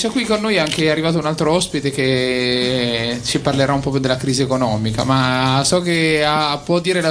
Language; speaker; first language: Italian; native; Italian